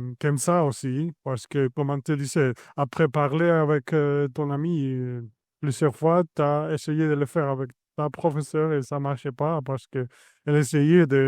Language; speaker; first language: French; non-native, fluent; Spanish